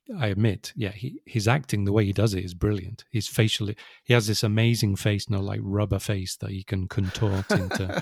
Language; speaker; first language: English; native; English